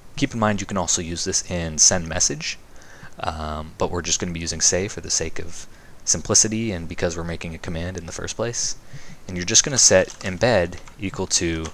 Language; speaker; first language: English; native; English